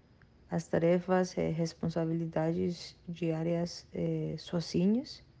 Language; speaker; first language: Portuguese; non-native, learner; Spanish